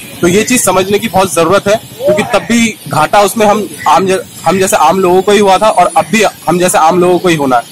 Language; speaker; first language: Hindi; non-native, local second language; Bangla